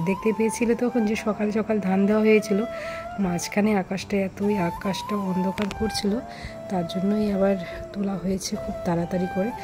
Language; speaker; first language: Bangla; non-native, local second language; Rangpuri